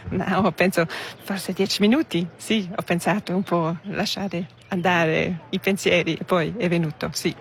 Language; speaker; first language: Italian; non-native, local second language; Romansh